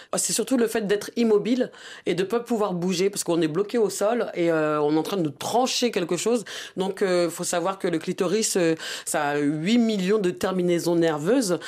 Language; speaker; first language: French; early bilingual, other home language; Bambara